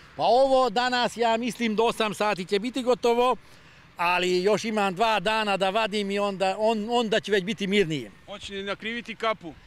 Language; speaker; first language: Serbian; non-native, local second language; Hungarian